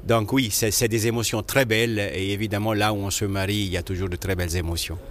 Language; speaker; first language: French; non-native, local second language; Italian